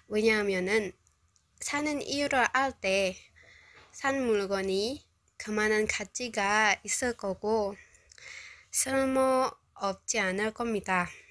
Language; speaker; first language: Korean; non-native, learner; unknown